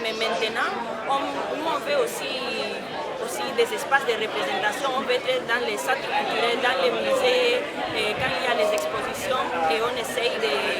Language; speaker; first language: French; non-native, fluent; Spanish